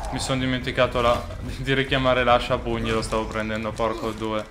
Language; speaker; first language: Italian; native; Italian